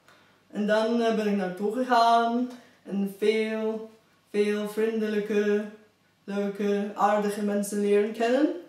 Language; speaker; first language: Dutch; non-native, fluent; Bulgarian